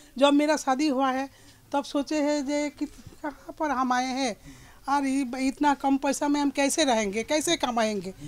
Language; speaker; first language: Hindi; native; Hindi